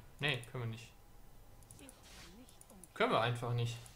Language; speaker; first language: German; native; German